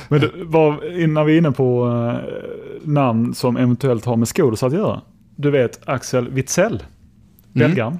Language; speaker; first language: Swedish; native; Swedish